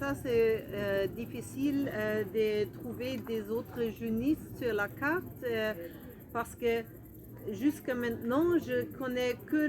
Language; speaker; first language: French; non-native, fluent; German